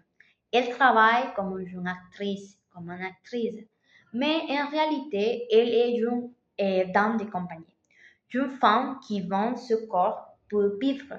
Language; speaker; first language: French; non-native, learner; Spanish